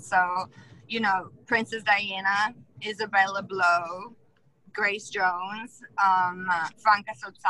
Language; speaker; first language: English; non-native, fluent; Italian